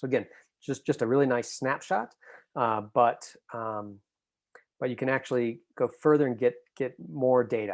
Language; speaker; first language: English; native; English